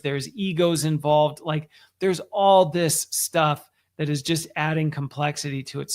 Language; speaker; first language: English; native; English